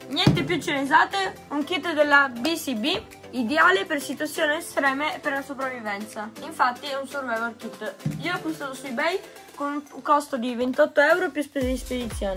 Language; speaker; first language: Italian; native; Italian